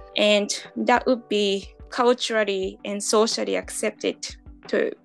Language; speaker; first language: English; non-native, fluent; Japanese